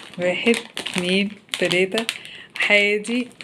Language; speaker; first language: Arabic; native; Arabic